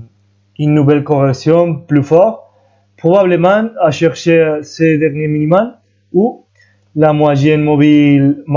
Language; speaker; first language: French; non-native, fluent; Spanish